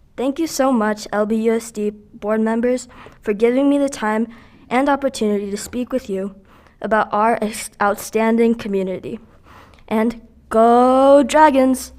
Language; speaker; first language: English; early bilingual, other home language; Filipino